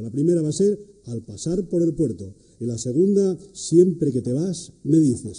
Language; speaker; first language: Spanish; native; Spanish